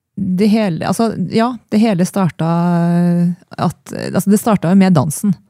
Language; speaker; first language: Norwegian; native; Norwegian